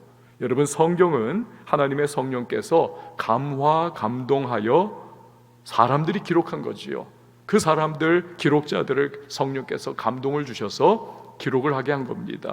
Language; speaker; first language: Korean; native; Korean